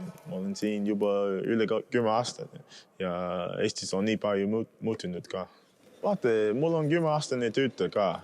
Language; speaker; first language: Estonian; non-native, fluent; English